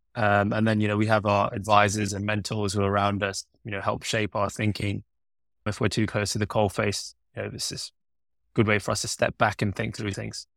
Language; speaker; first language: English; native; English